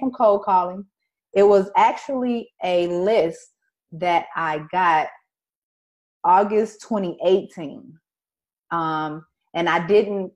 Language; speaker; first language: English; native; English